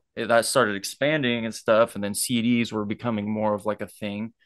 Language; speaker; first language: English; native; English